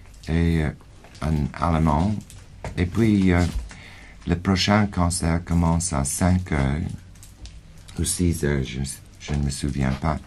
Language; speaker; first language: French; non-native, fluent; English